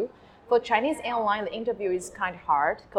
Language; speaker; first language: English; non-native, fluent; Chinese